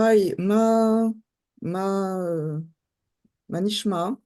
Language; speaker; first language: Hebrew; non-native, learner; French